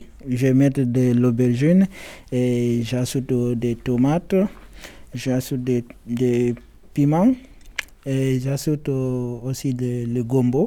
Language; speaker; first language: French; non-native, learner; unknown